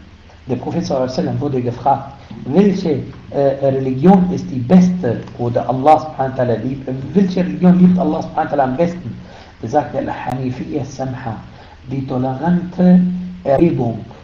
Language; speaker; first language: German; non-native, fluent; Arabic